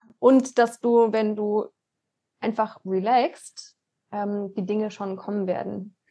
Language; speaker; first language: German; native; German